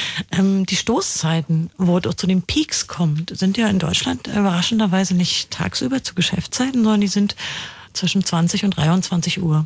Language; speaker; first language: German; native; German